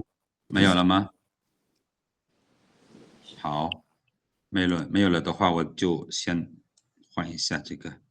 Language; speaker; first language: Chinese; non-native, fluent; Lao